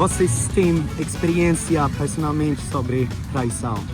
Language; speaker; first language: Portuguese; non-native, learner; Swedish